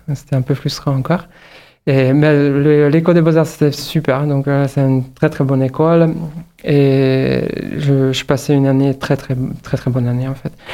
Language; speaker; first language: French; non-native, fluent; Hungarian